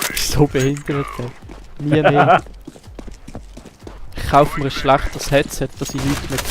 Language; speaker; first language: German; native; German